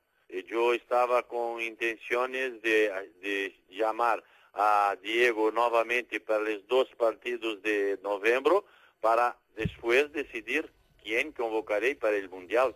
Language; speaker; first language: Spanish; non-native, fluent; Portuguese